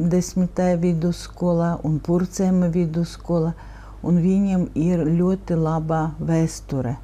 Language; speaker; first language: Latvian; non-native, local second language; Russian